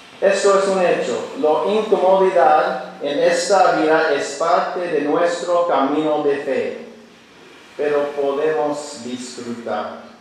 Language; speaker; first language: Spanish; non-native, learner; English